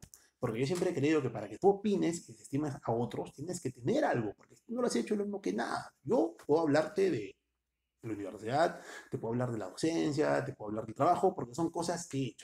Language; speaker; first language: Spanish; native; Spanish